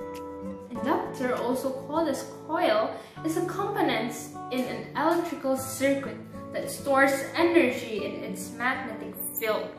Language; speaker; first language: English; non-native, learner; Indonesian